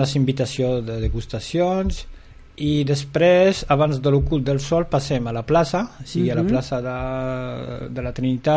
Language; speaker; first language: Catalan; non-native, fluent; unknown